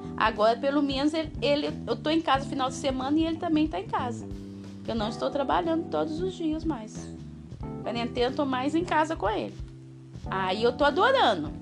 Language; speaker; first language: Portuguese; native; Portuguese